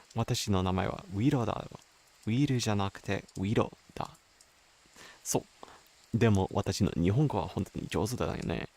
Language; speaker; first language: Japanese; non-native, learner; English